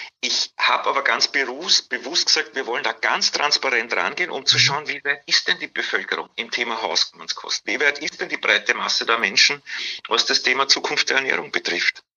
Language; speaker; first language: German; native; German